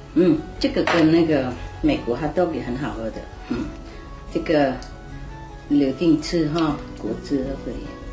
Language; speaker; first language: Chinese; non-native, fluent; Vietnamese